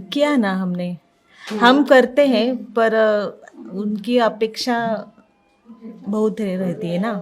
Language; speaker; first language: Hindi; non-native, local second language; Marathi